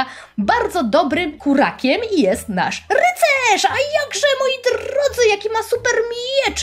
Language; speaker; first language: Polish; native; Polish